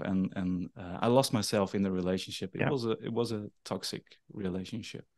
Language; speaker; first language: English; non-native, fluent; Dutch